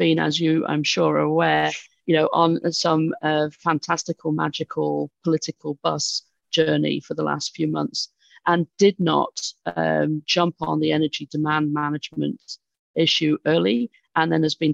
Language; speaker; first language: English; native; English